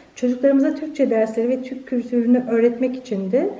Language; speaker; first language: Turkish; early bilingual, heritage; Turkish